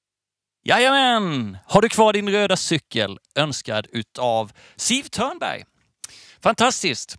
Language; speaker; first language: Swedish; native; Swedish